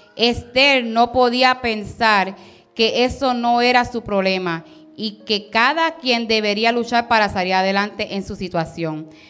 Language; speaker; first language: Spanish; early bilingual, heritage; Spanish